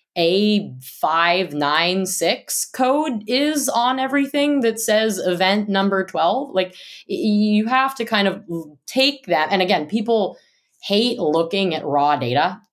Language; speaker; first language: English; native; English